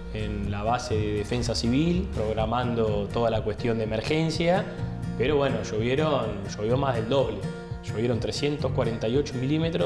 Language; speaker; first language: Spanish; native; Spanish